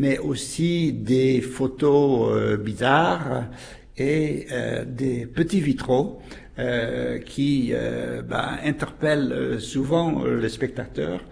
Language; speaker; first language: French; native; French